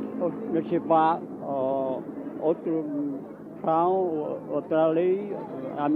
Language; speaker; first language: French; non-native, learner; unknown